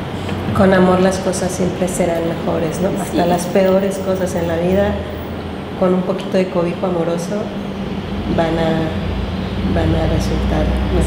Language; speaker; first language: Spanish; native; Spanish